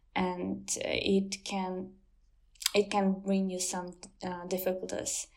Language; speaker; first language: English; non-native, fluent; Ukrainian